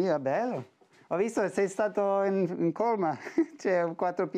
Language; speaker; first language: Italian; non-native, learner; English